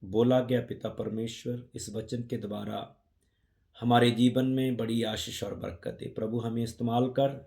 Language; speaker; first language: Hindi; non-native, local second language; Punjabi